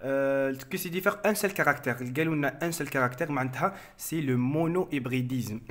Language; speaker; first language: French; non-native, local second language; Arabic